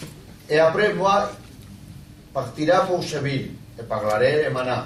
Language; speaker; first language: French; non-native, learner; Spanish